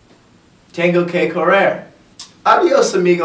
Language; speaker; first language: Spanish; non-native, learner; English